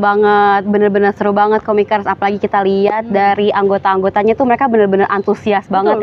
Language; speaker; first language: Indonesian; native; Indonesian